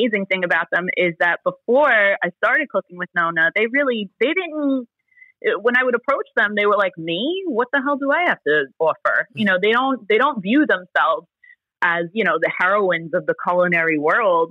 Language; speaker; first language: English; early bilingual, other home language; Italian